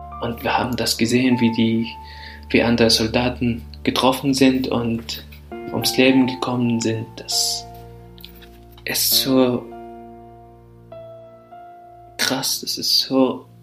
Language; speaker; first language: German; non-native, fluent; Arabic